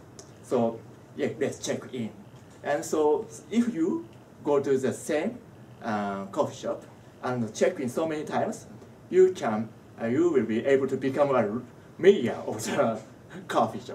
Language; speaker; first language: English; non-native, learner; Japanese